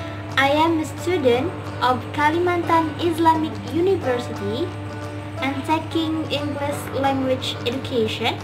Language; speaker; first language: English; non-native, learner; Indonesian